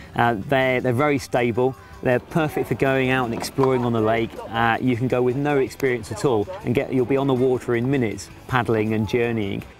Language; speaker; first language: English; native; English